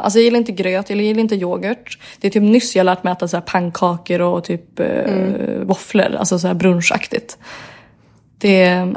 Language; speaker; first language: Swedish; native; Swedish